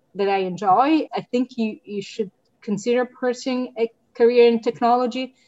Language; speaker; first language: English; non-native, fluent; Italian